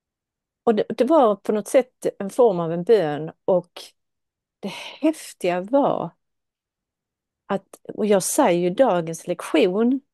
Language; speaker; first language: Swedish; non-native, fluent; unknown